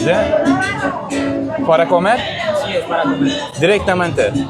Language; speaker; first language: Spanish; non-native, learner; Turkish